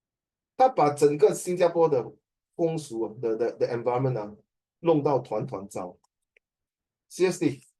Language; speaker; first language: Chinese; native; Chinese